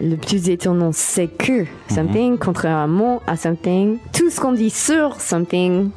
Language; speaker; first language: French; non-native, fluent; English